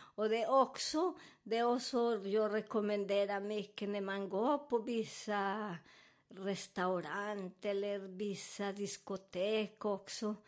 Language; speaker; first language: Swedish; non-native, learner; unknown